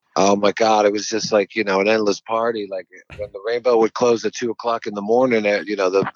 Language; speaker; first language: English; native; English